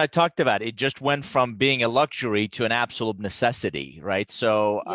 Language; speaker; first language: English; non-native, fluent; Persian